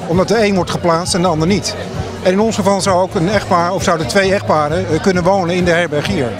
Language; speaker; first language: Dutch; native; Dutch